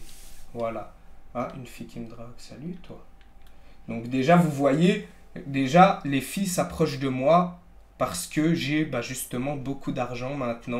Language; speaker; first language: French; native; French